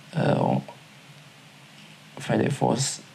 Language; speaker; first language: French; non-native, learner; Chinese